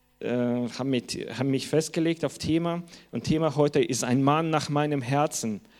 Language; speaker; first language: German; non-native, fluent; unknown